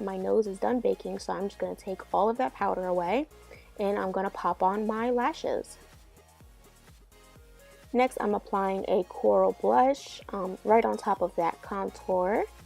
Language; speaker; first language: English; native; English